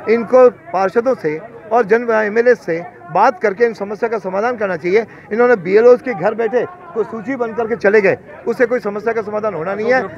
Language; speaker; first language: Hindi; native; Hindi